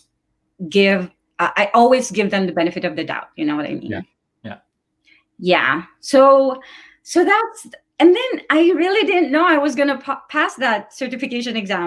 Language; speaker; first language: English; non-native, local second language; Filipino